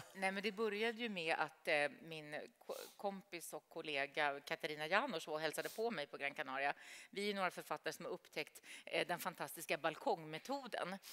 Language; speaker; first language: Swedish; native; Swedish